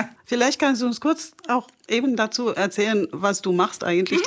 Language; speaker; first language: German; non-native, fluent; French